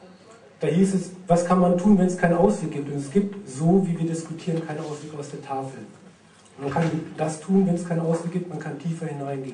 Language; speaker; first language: German; native; German